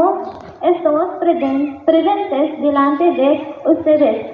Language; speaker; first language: Spanish; non-native, learner; Marathi